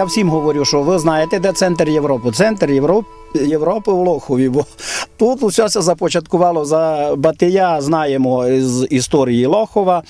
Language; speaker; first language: Ukrainian; native; Ukrainian